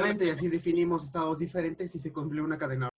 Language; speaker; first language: Spanish; native; Spanish